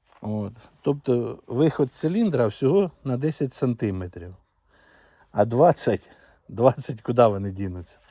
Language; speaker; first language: Ukrainian; native; Ukrainian